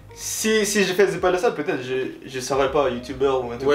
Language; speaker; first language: French; non-native, learner; Filipino